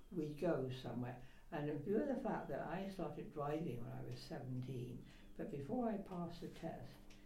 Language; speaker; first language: English; native; English